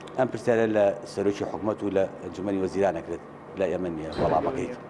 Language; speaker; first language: Central Kurdish; native; Central Kurdish